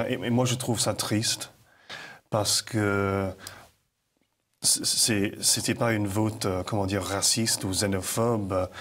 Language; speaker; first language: French; non-native, fluent; English